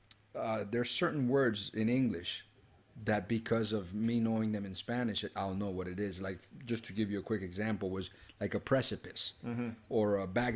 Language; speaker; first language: English; early bilingual, other home language; Spanish